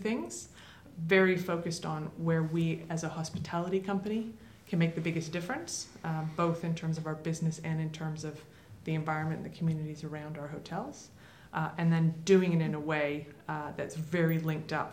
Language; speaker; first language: English; native; English